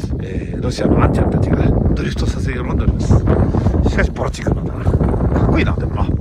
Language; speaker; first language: Japanese; native; Japanese